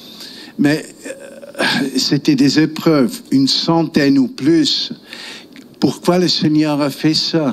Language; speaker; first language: French; non-native, local second language; German